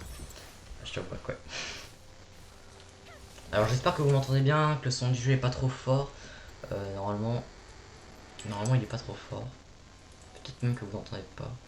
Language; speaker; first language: French; native; French